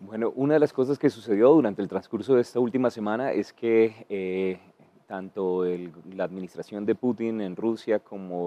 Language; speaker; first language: Spanish; native; Spanish